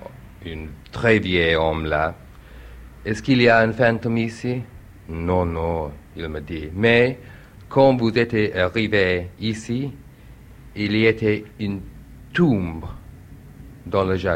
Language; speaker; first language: French; non-native, learner; English